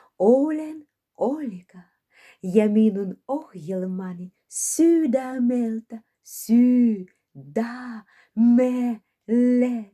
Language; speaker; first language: Finnish; non-native, learner; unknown